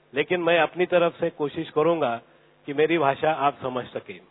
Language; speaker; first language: Hindi; non-native, local second language; Marathi